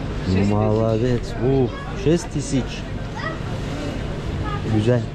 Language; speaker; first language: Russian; non-native, learner; Turkish